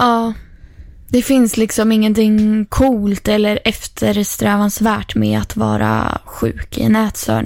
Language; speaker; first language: Swedish; native; Swedish